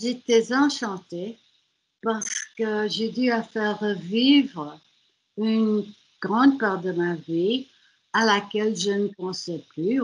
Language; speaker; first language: French; non-native, fluent; German